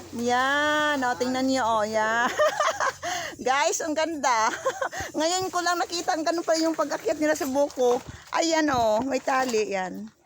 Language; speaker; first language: Filipino; non-native, local second language; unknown